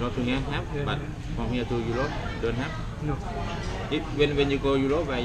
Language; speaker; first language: English; non-native, learner; Thai